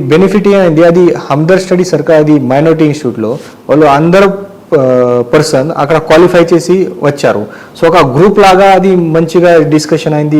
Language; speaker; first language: Telugu; non-native, learner; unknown